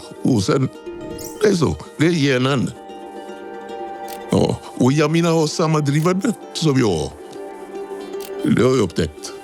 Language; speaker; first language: Swedish; non-native, fluent; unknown